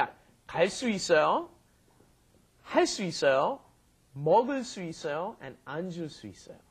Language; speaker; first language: Korean; non-native, fluent; English